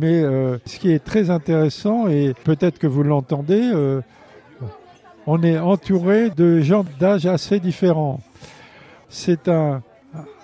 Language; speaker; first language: French; native; French